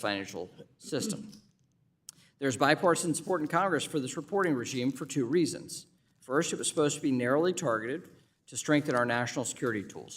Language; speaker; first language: English; native; English